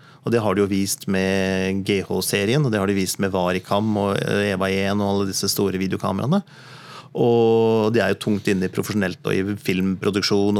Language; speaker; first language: Norwegian; native; Norwegian